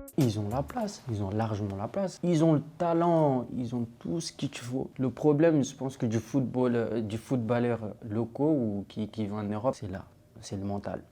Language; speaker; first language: French; non-native, local second language; Fula